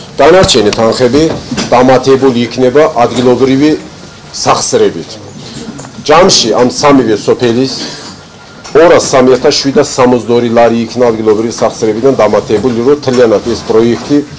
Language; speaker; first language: Georgian; non-native, local second language; Azerbaijani